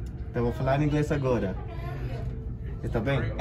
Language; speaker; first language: Portuguese; non-native, learner; Spanish